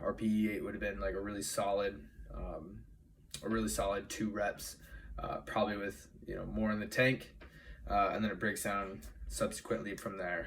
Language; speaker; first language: English; native; English